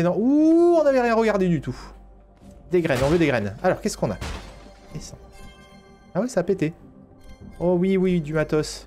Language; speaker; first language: French; native; French